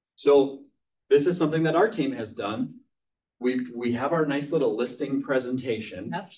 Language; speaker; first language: English; native; English